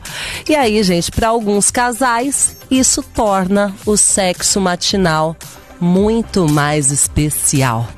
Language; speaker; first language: Portuguese; native; Portuguese